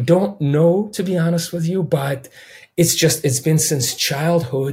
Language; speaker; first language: English; non-native, fluent; Russian